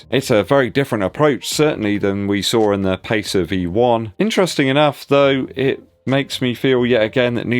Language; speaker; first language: English; native; English